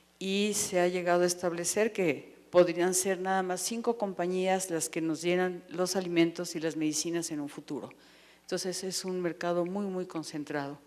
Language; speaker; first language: Spanish; native; Spanish